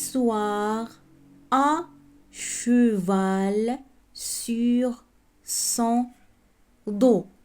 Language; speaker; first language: French; non-native, local second language; Arabic